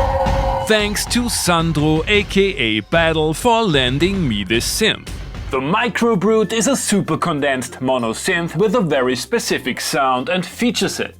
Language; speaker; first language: English; non-native, fluent; German